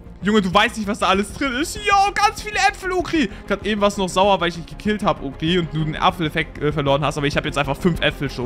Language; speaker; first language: German; native; German